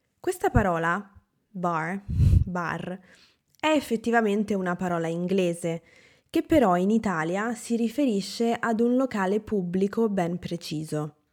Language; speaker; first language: Italian; native; Italian